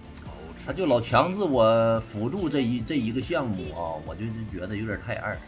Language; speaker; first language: Chinese; native; Chinese